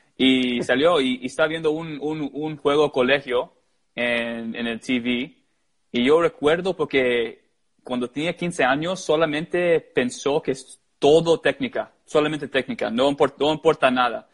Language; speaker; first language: Spanish; early bilingual, heritage; Spanish